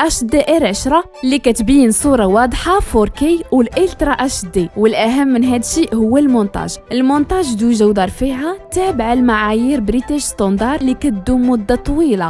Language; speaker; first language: Arabic; native; Arabic